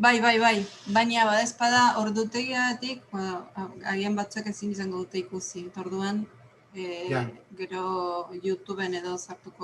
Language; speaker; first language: Basque; non-native, fluent; Spanish